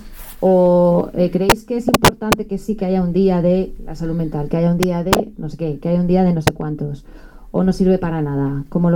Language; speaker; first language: Spanish; native; Spanish